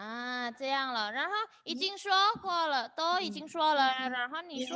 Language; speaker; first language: Chinese; non-native, fluent; Indonesian